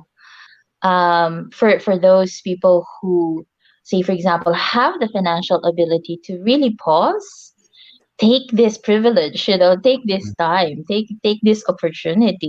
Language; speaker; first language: English; non-native, local second language; Filipino